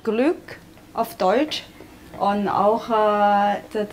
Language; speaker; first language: German; non-native, learner; Chinese